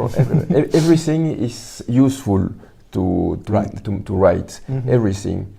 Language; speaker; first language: English; non-native, learner; French